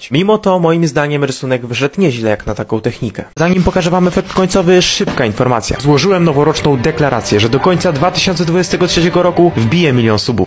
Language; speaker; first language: Polish; native; Polish